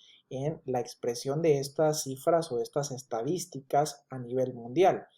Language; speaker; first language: Spanish; native; Spanish